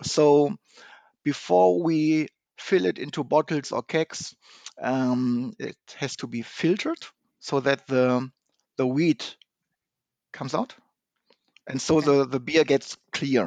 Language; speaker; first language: English; non-native, fluent; German